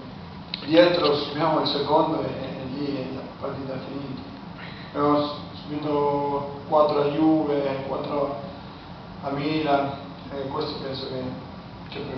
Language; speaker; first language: Italian; non-native, fluent; Spanish